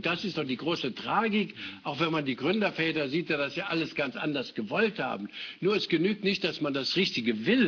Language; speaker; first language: German; native; German